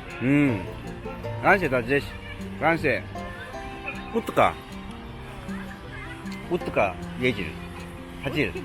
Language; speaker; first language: Russian; non-native, learner; Korean